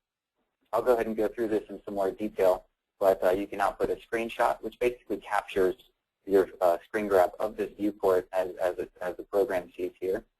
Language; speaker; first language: English; native; English